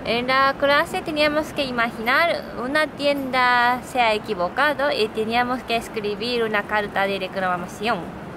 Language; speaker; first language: Spanish; non-native, fluent; Japanese